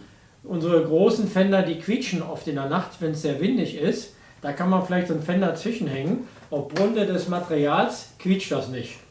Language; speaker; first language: German; native; German